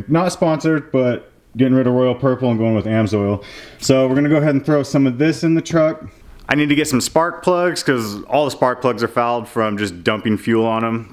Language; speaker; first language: English; native; English